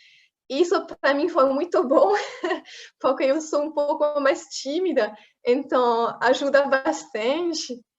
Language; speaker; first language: Portuguese; non-native, fluent; French